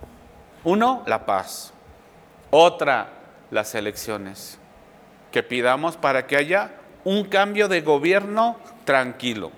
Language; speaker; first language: Spanish; native; Spanish